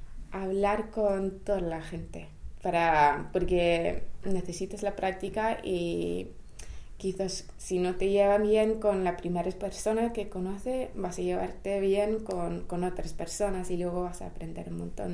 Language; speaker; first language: Spanish; non-native, fluent; English